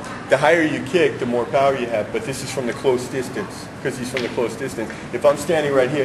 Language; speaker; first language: English; native; English